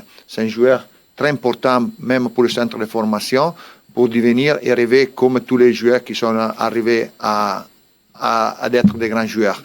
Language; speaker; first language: French; non-native, fluent; Italian